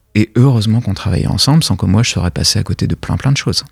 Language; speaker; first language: French; native; French